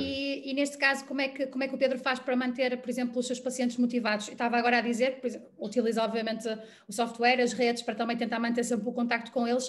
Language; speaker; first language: Portuguese; native; Portuguese